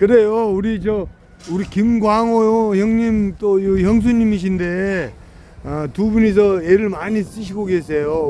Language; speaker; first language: Korean; native; Korean